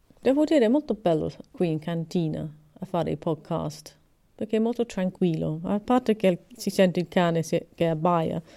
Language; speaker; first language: Italian; non-native, learner; English